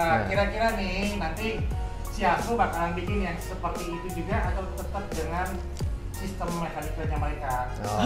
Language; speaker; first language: Indonesian; native; Indonesian